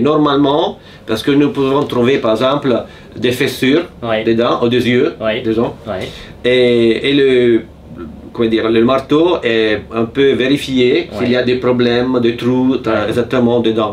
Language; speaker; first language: French; non-native, fluent; Italian